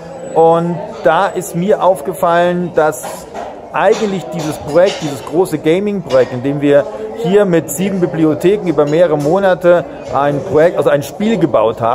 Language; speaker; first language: German; native; German